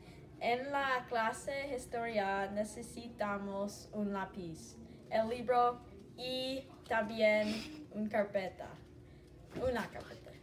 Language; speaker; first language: Spanish; non-native, learner; English